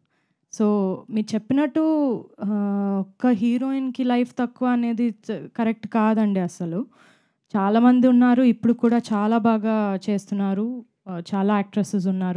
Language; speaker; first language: Telugu; non-native, fluent; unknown